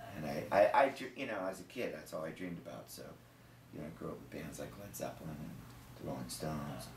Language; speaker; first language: English; native; English